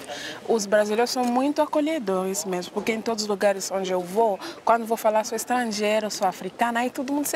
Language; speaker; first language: Portuguese; non-native, fluent; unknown